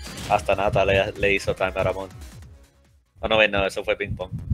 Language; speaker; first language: Spanish; native; Spanish